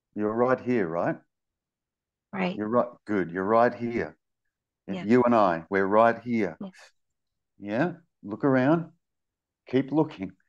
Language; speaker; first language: English; native; English